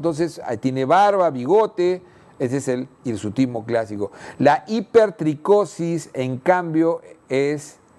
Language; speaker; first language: Spanish; native; Spanish